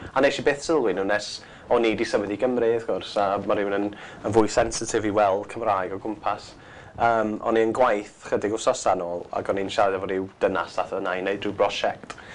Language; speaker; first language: Welsh; non-native, local second language; English